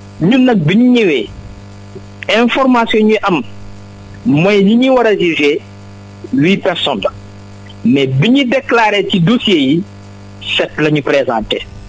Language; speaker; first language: Wolof; non-native, local second language; Jola-Fonyi